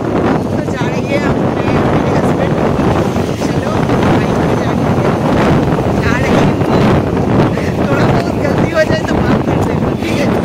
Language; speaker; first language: Hindi; non-native, local second language; Bangla